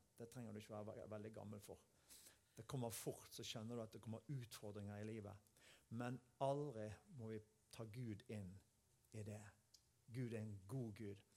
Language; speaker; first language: Norwegian; native; Norwegian